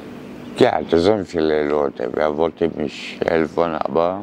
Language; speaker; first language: German; non-native, learner; Romanian